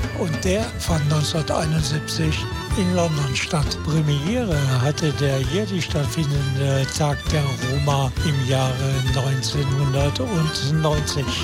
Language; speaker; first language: German; native; German